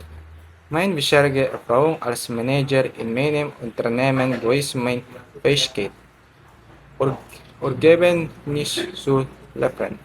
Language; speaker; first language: German; non-native, learner; Filipino